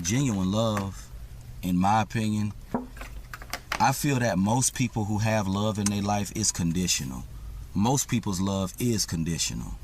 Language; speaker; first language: English; native; English